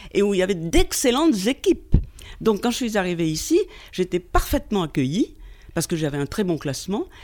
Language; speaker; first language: French; native; French